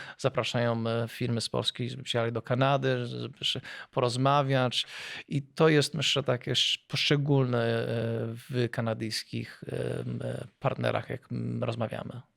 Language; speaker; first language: Polish; early bilingual, heritage; Polish